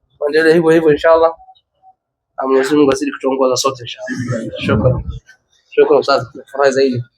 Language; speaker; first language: Swahili; native; Swahili